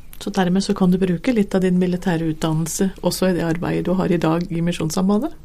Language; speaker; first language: Norwegian; native; Norwegian